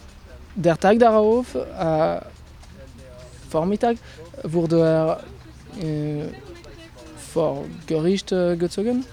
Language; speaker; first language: German; non-native, fluent; French